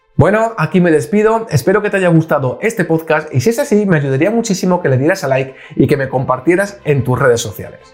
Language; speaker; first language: Spanish; native; Spanish